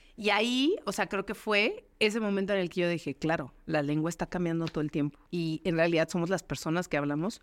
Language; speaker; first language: Spanish; native; Spanish